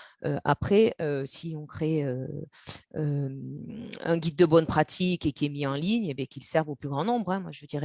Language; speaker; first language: French; native; French